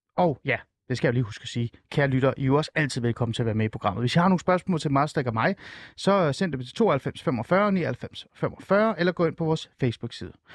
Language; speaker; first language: Danish; early bilingual, other home language; Persian